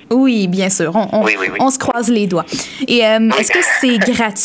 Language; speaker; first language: French; native; French